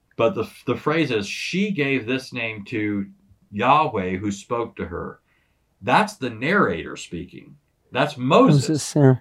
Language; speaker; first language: English; native; English